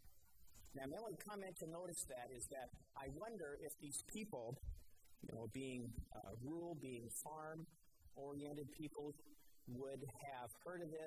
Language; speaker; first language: English; native; English